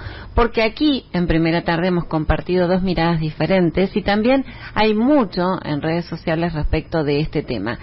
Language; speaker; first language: Spanish; native; Spanish